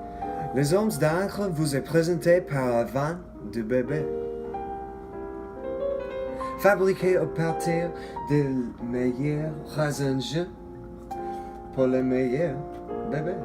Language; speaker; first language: French; non-native, learner; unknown